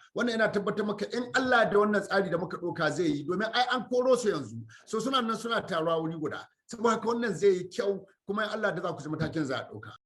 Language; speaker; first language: Hausa; native; Hausa